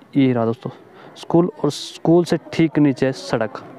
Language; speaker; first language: Hindi; native; Hindi